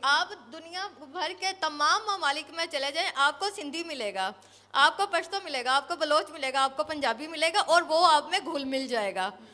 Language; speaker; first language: Urdu; non-native, local second language; Saraiki